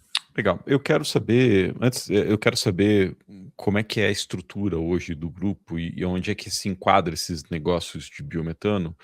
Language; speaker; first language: Portuguese; native; Portuguese